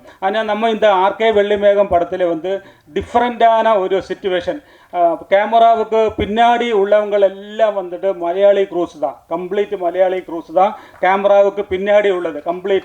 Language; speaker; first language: Tamil; non-native, learner; Malayalam